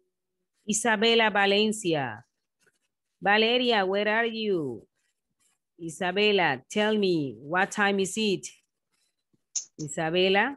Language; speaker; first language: English; non-native, fluent; Spanish